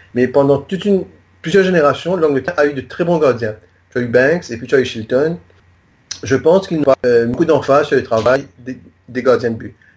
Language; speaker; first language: French; non-native, local second language; Morisyen